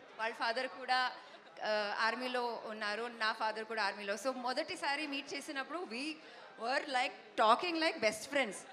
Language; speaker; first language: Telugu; non-native, learner; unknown